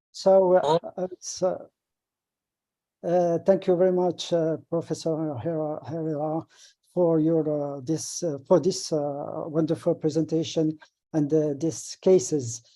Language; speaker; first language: English; non-native, learner; French